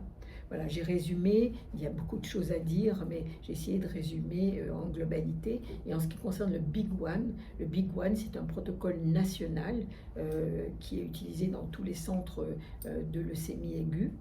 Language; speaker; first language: French; native; French